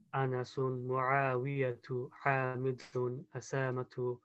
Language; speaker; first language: Arabic; non-native, learner; English